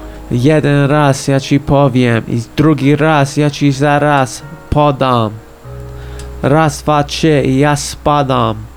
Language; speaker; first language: Polish; early bilingual, heritage; Polish